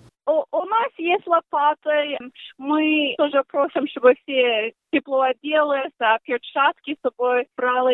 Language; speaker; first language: Russian; early bilingual, heritage; Russian